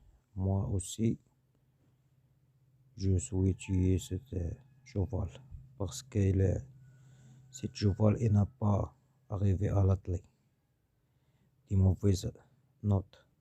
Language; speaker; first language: French; non-native, learner; Arabic